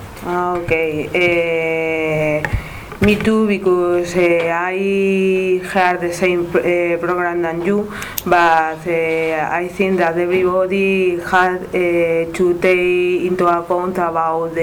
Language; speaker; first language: English; non-native, learner; Spanish